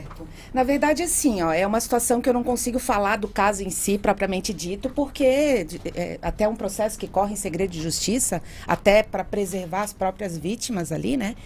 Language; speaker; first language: Portuguese; native; Portuguese